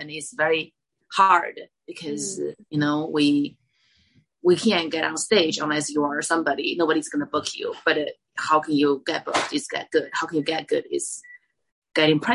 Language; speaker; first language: English; non-native, fluent; Chinese